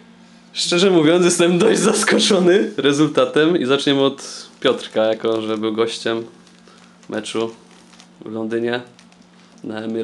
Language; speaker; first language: Polish; native; Polish